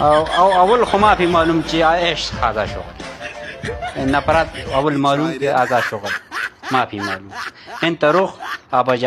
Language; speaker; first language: Arabic; non-native, learner; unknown